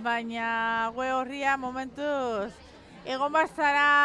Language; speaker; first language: Basque; non-native, local second language; Spanish